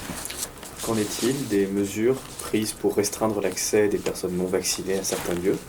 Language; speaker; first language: French; native; French